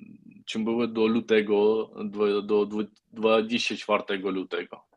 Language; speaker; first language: Polish; non-native, learner; Ukrainian